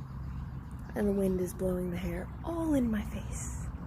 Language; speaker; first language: English; native; English